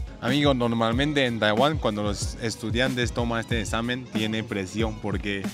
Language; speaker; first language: Spanish; non-native, fluent; Chinese